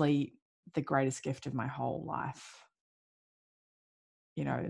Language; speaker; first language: English; native; English